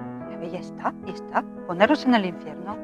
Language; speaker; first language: Spanish; non-native, fluent; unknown